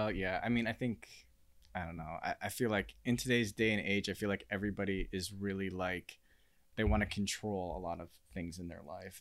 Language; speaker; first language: English; native; English